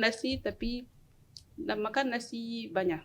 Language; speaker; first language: Indonesian; non-native, learner; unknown